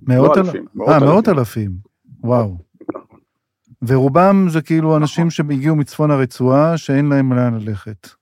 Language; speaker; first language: Hebrew; native; Hebrew